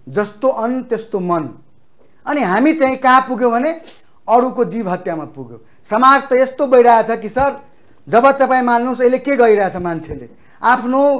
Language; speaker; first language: Nepali; non-native, local second language; Maithili